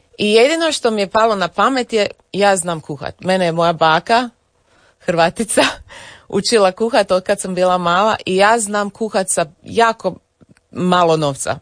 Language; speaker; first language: Croatian; early bilingual, heritage; English